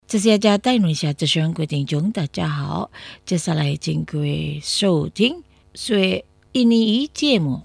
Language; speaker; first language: Chinese; non-native, fluent; Indonesian